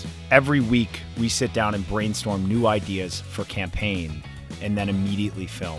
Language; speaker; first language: English; native; English